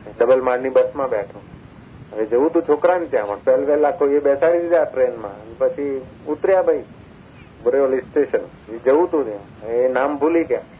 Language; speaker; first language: Gujarati; non-native, local second language; Sindhi